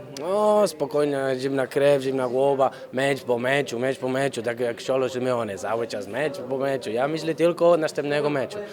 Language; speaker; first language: Polish; non-native, fluent; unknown